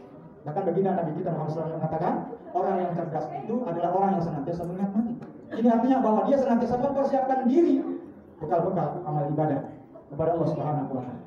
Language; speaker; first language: Indonesian; native; Indonesian